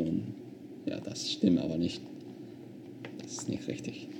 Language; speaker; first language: German; non-native, fluent; Spanish